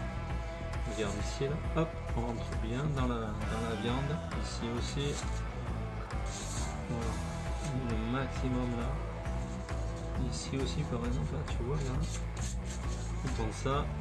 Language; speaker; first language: French; native; French